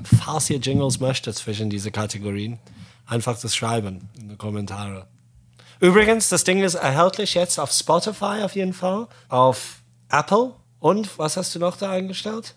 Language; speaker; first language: German; non-native, fluent; Arabic